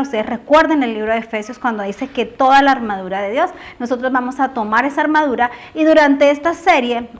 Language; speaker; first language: Spanish; native; Spanish